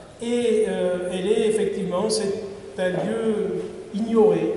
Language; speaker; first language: French; native; French